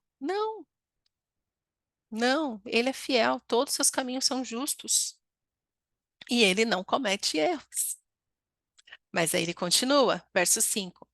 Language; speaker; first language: Portuguese; native; Portuguese